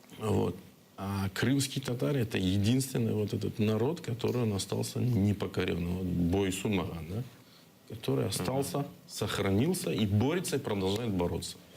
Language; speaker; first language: Russian; non-native, local second language; Crimean Tatar